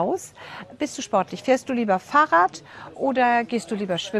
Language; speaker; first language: German; native; German